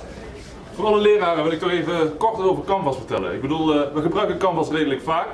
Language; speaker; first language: Dutch; native; Dutch